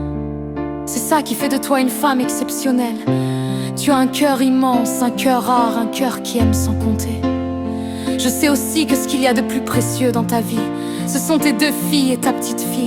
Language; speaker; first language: French; native; French